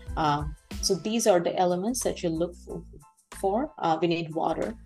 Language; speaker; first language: English; non-native, local second language; Bangla